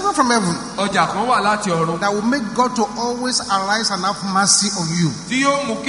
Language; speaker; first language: English; non-native, local second language; Yoruba